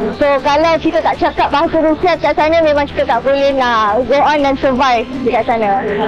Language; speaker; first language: Malay; native; Malay